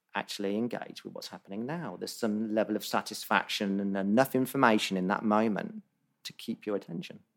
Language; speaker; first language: English; native; English